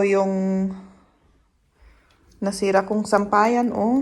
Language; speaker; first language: Filipino; native; Filipino